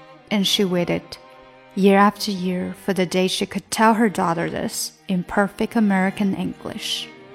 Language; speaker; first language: English; non-native, fluent; Chinese